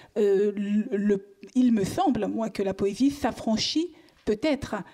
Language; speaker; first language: French; native; French